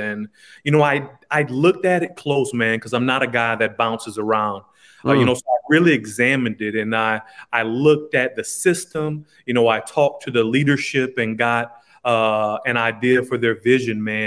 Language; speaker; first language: English; native; English